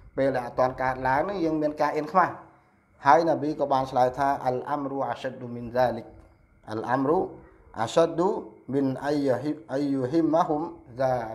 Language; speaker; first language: Khmer; non-native, local second language; Eastern Cham